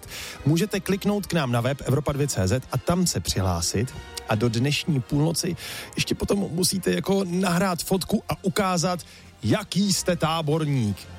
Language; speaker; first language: Czech; native; Czech